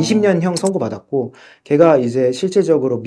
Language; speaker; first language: Korean; native; Korean